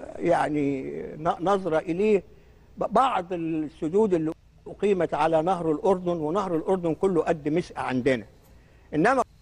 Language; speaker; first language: Arabic; native; Arabic